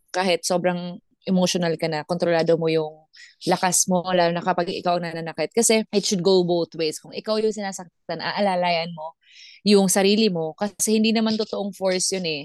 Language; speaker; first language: Filipino; non-native, local second language; Cebuano